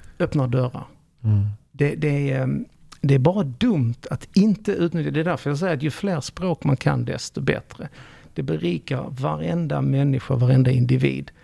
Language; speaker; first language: Swedish; early bilingual, other home language; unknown